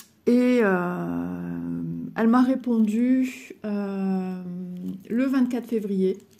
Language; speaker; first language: French; native; French